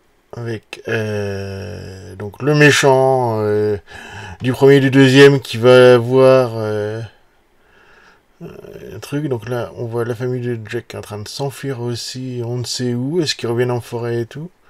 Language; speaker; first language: French; native; French